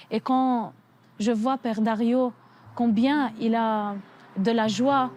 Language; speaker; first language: French; non-native, local second language; Arabic